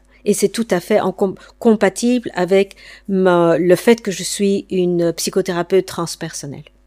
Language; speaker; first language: French; non-native, fluent; English